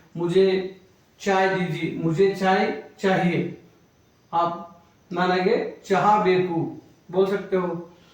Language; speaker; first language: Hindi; non-native, local second language; Kannada